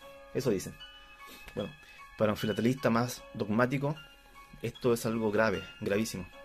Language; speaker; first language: Spanish; native; Spanish